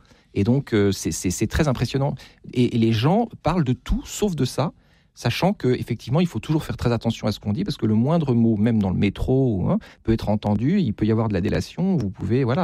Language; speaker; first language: French; native; French